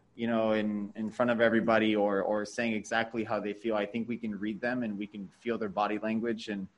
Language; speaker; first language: English; early bilingual, other home language; Spanish